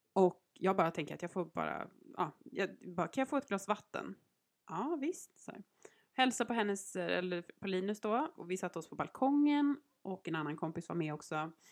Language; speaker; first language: Swedish; native; Swedish